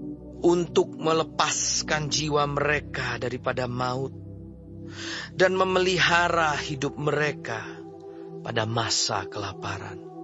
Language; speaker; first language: Indonesian; native; Indonesian